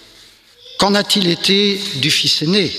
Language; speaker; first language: French; native; French